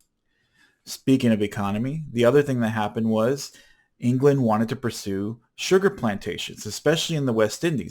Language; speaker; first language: English; native; English